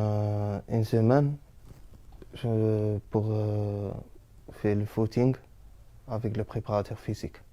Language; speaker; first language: French; non-native, learner; Arabic